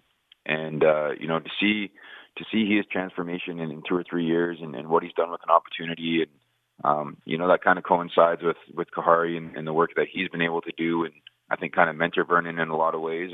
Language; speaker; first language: English; native; English